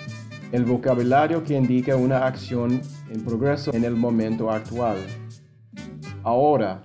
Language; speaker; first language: Spanish; non-native, fluent; English